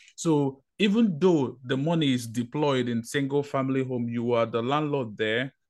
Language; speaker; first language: English; non-native, local second language; Igbo